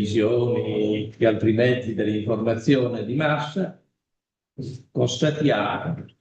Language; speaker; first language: Italian; native; Italian